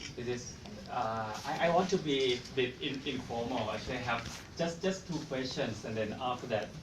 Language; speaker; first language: English; non-native, fluent; Thai